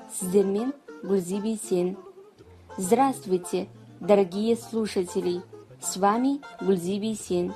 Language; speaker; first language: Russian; non-native, fluent; Kazakh